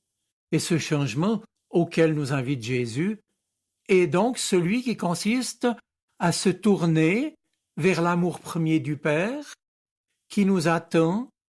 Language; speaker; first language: French; native; French